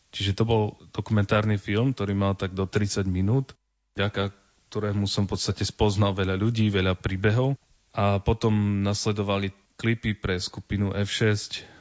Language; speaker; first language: Slovak; native; Slovak